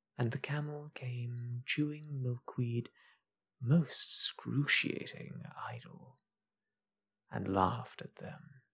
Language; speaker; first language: English; native; English